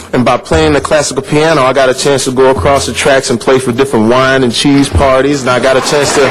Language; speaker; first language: English; native; English